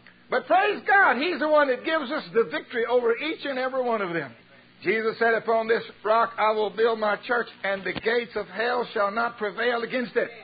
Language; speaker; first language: English; native; English